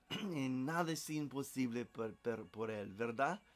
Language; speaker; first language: Spanish; non-native, learner; English